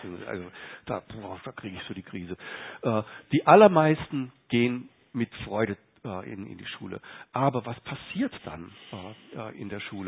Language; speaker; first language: German; native; German